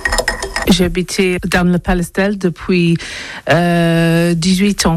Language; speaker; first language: French; non-native, learner; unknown